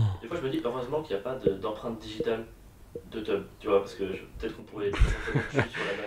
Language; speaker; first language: French; native; French